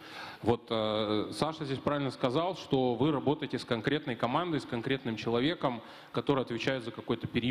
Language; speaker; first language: Russian; native; Russian